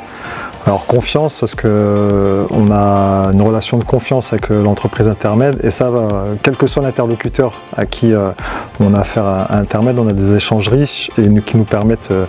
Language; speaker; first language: French; native; French